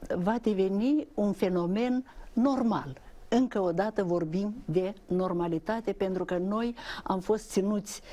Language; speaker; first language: Romanian; native; Romanian